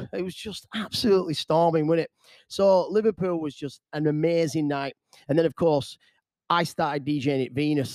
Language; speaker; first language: English; native; English